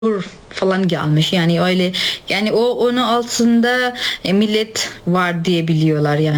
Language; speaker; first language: Turkish; non-native, learner; Nepali